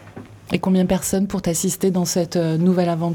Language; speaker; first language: French; native; French